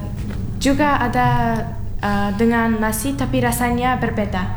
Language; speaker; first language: Indonesian; non-native, learner; Turkmen